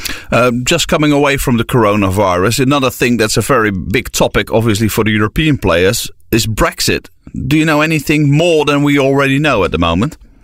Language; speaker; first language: English; non-native, fluent; Dutch